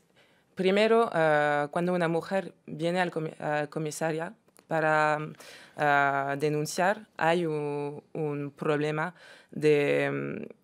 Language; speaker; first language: Spanish; non-native, fluent; French